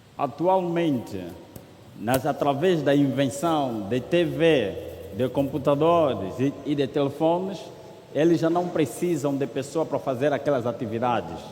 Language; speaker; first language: Portuguese; native; Portuguese